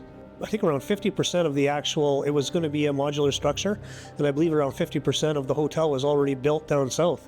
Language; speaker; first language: English; native; English